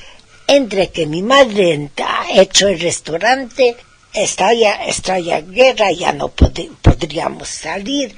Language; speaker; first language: Spanish; non-native, fluent; Hungarian